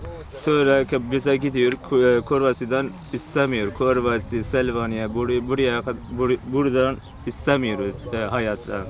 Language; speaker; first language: Turkish; non-native, learner; Persian